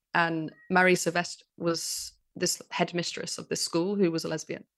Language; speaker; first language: English; native; English